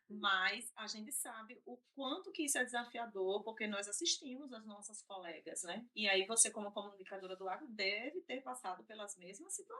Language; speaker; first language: Portuguese; native; Portuguese